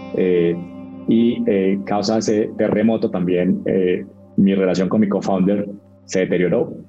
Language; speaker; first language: Spanish; native; Spanish